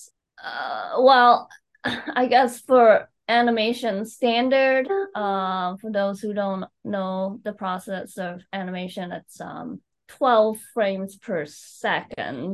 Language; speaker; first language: English; non-native, fluent; Chinese